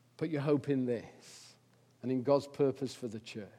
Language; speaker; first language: English; native; English